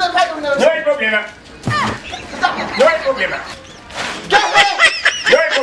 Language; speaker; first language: Spanish; non-native, learner; Haitian Creole